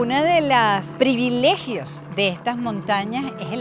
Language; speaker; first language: Spanish; native; Spanish